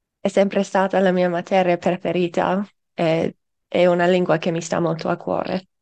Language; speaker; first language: Italian; non-native, fluent; English